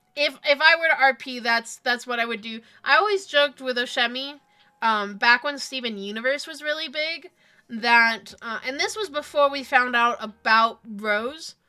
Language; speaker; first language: English; native; English